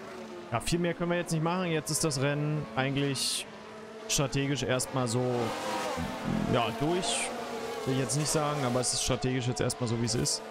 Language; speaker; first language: German; native; German